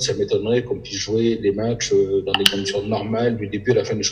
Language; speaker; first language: French; native; French